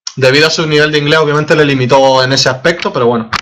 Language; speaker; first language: Spanish; native; Spanish